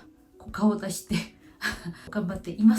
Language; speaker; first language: Japanese; non-native, fluent; Korean